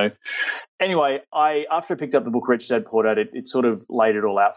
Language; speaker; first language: English; native; English